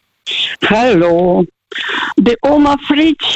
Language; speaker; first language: German; non-native, fluent; Russian